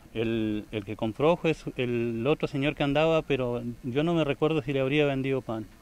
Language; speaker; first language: Spanish; native; Spanish